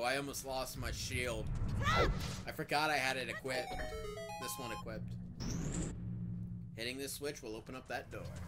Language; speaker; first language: English; native; English